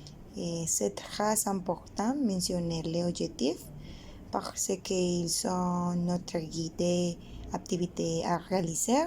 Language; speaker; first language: French; non-native, learner; Spanish